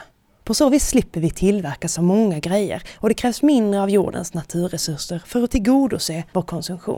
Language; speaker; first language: Swedish; native; Swedish